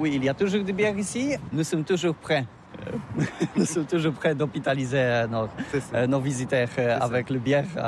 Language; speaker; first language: French; non-native, learner; Polish